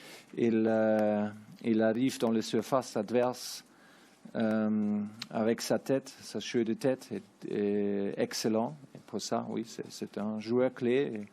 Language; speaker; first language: French; non-native, learner; German